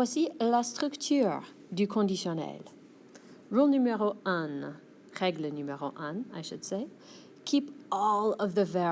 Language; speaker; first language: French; non-native, fluent; English